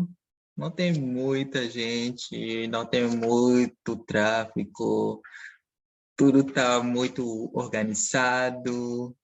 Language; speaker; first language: Portuguese; non-native, fluent; Dutch